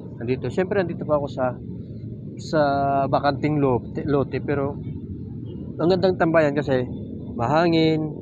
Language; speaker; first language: Filipino; non-native, local second language; Waray